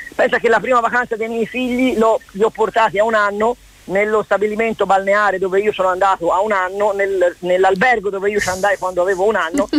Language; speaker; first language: Italian; native; Italian